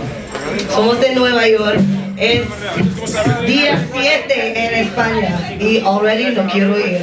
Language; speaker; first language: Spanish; non-native, learner; English